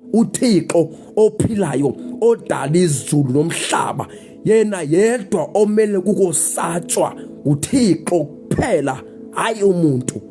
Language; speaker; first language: Zulu; non-native, local second language; Xhosa